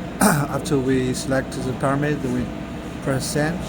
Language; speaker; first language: English; non-native, learner; Chinese